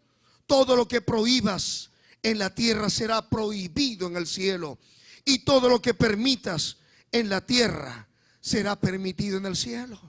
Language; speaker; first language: Spanish; native; Spanish